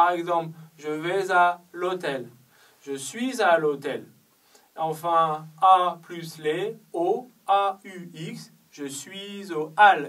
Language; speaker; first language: French; non-native, fluent; Chinese